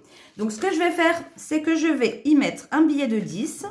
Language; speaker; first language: French; native; French